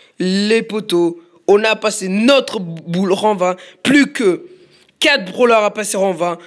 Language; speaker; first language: French; native; French